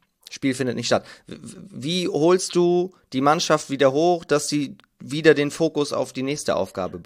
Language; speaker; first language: German; native; German